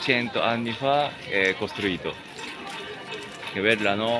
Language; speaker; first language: Italian; non-native, learner; Japanese